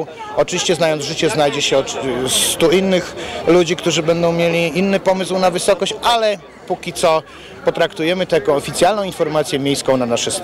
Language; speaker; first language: Polish; native; Polish